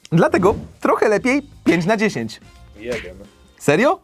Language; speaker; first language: Polish; native; Polish